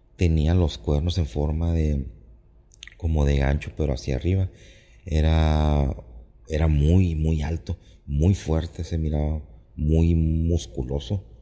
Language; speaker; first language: Spanish; native; Spanish